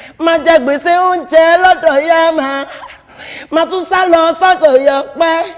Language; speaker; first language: Yoruba; native; Yoruba